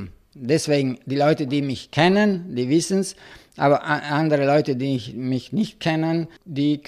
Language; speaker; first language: German; non-native, local second language; Italian